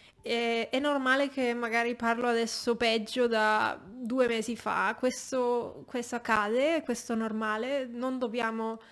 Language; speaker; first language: Italian; non-native, fluent; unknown